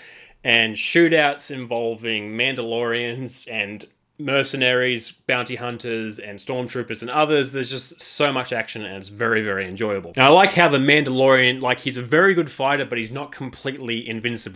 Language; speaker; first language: English; native; English